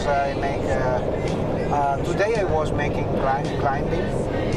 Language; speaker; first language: English; non-native, learner; Italian